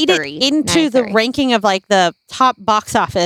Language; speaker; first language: English; native; English